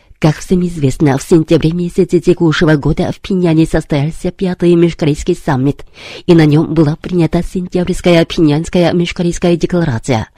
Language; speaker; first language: Russian; non-native, fluent; Korean